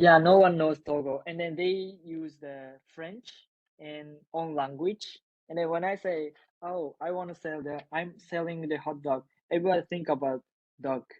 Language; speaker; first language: English; non-native, learner; Japanese